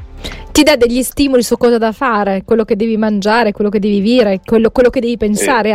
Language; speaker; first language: Italian; native; Italian